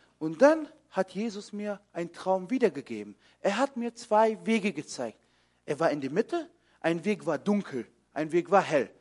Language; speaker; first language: German; early bilingual, other home language; Kurdish